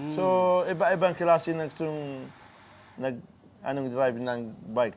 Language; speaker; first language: Filipino; non-native, learner; Arabic